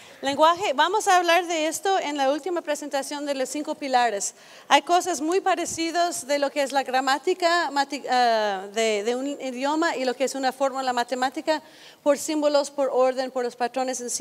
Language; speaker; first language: Spanish; non-native, fluent; English